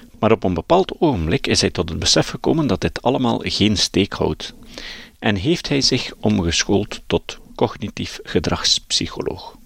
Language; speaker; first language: Dutch; native; Dutch